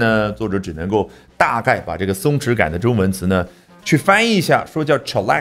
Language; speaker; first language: Chinese; native; Chinese